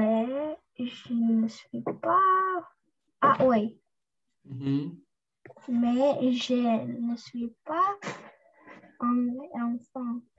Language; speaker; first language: French; non-native, learner; Russian